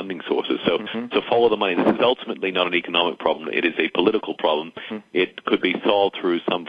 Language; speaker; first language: English; native; English